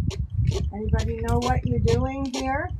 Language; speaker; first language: English; native; English